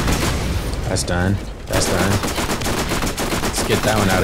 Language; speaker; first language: English; native; English